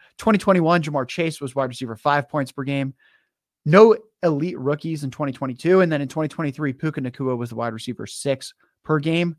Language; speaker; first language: English; native; English